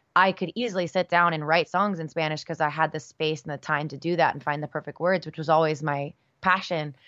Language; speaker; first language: English; early bilingual, other home language; Spanish